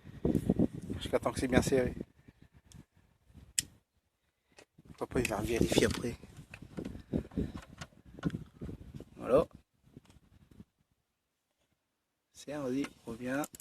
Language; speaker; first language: French; native; French